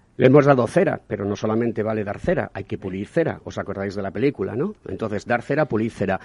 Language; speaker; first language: Spanish; native; Spanish